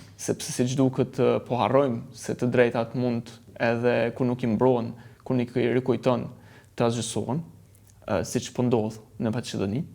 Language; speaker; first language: Albanian; early bilingual, heritage; Albanian